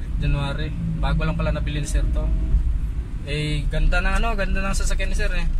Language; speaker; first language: Filipino; non-native, local second language; Cebuano